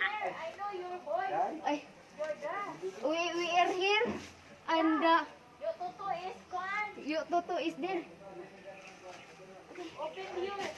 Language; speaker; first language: English; non-native, learner; Cebuano